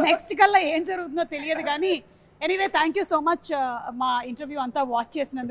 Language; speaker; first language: Telugu; native; Telugu